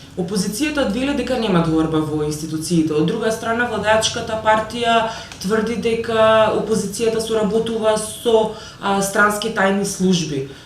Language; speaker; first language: Macedonian; native; Macedonian